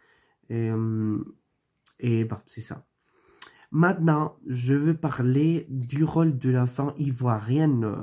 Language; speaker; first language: French; non-native, learner; Spanish